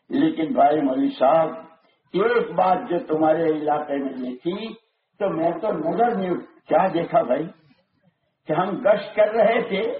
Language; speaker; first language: Urdu; non-native, local second language; Gujarati